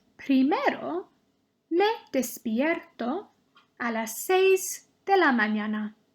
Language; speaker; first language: Spanish; non-native, fluent; English